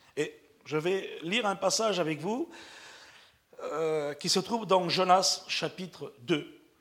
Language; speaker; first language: French; native; French